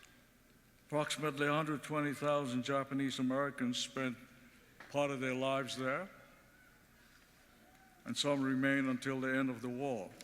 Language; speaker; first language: English; early bilingual, other home language; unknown